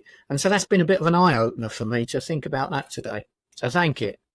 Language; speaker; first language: English; native; English